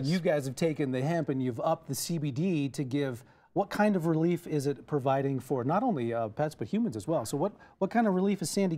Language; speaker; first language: English; native; English